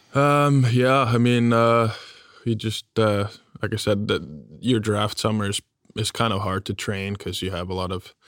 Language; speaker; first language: English; non-native, fluent; German